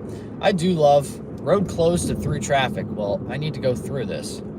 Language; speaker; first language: English; native; English